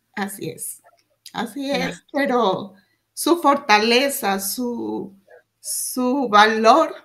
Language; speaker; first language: Spanish; native; Spanish